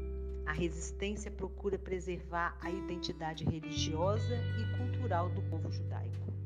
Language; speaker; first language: Portuguese; native; Portuguese